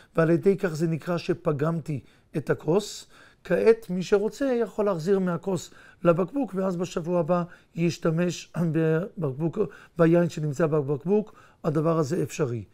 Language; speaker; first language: Hebrew; native; Hebrew